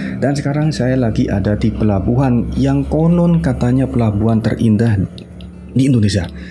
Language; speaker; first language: Indonesian; non-native, local second language; Madurese